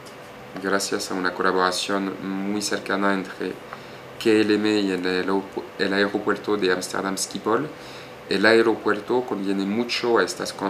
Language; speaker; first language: Spanish; non-native, fluent; French